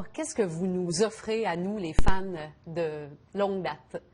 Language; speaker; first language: French; native; French